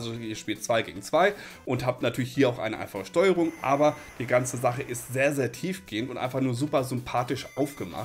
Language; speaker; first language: German; native; German